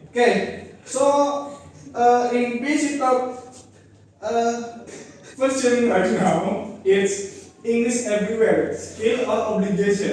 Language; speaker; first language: English; non-native, learner; Indonesian